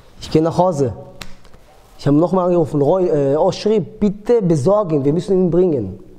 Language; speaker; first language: German; early bilingual, other home language; Georgian